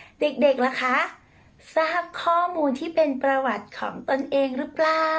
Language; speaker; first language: Thai; native; Thai